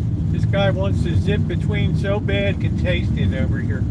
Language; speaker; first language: English; native; English